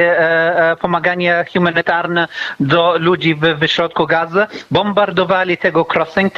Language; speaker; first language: Polish; non-native, fluent; Arabic